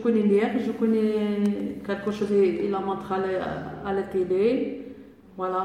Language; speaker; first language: French; non-native, learner; Arabic